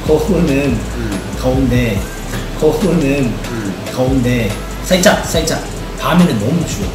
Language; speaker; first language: Korean; non-native, fluent; Cantonese